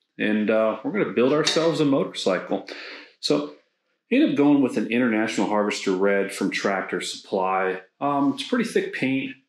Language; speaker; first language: English; native; English